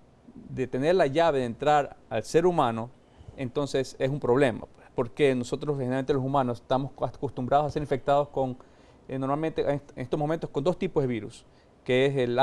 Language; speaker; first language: Spanish; native; Spanish